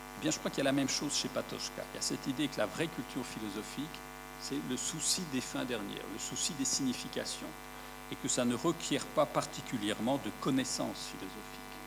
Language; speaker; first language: French; native; French